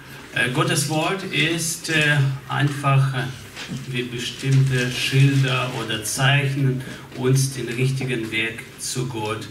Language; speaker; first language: German; non-native, fluent; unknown